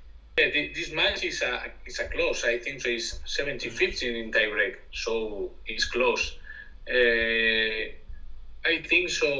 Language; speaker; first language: English; non-native, learner; Spanish